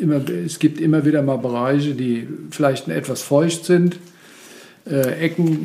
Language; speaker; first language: German; native; German